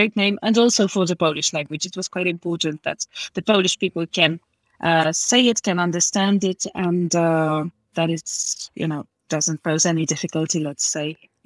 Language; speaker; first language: English; non-native, fluent; Polish